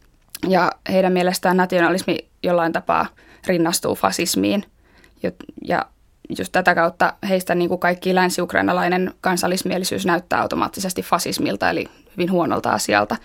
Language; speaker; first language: Finnish; native; Finnish